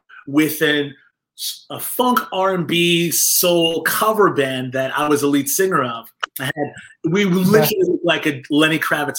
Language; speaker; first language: English; native; English